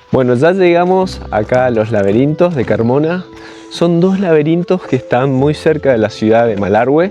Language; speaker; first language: Spanish; native; Spanish